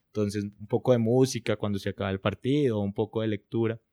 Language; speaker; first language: Spanish; native; Spanish